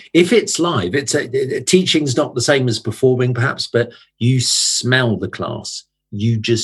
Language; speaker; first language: English; native; English